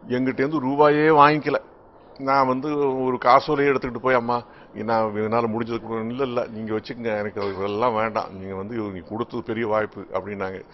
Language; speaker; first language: Tamil; native; Tamil